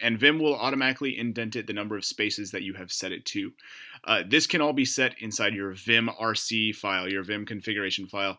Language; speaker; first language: English; native; English